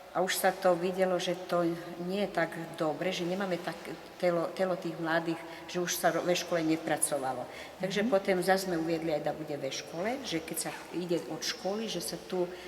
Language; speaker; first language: Slovak; early bilingual, heritage; Slovak